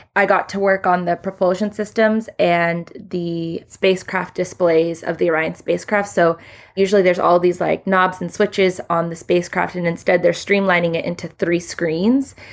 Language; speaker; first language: English; early bilingual, other home language; Hindi